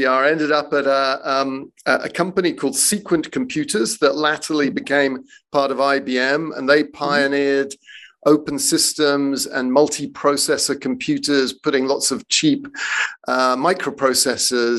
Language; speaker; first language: English; native; English